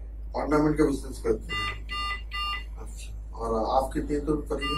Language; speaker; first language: Hindi; native; Hindi